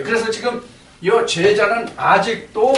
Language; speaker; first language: Korean; native; Korean